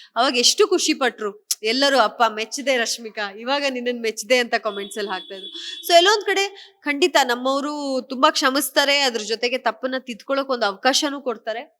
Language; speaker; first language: Kannada; non-native, local second language; Kodava